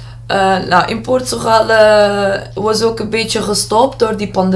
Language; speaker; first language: Dutch; non-native, learner; Portuguese